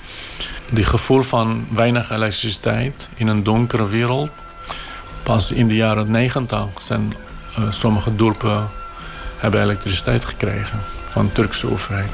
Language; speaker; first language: Dutch; non-native, fluent; Kurdish